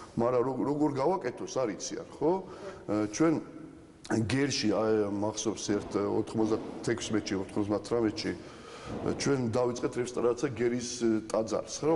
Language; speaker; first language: Georgian; non-native, local second language; Ossetic